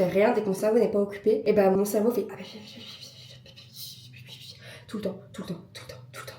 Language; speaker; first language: French; native; French